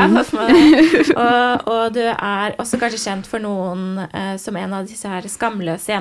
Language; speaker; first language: Norwegian; native; Norwegian